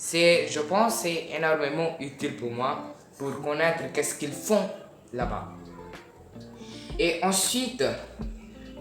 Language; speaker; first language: French; non-native, learner; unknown